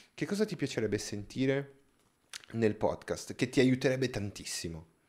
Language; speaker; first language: Italian; non-native, fluent; Portuguese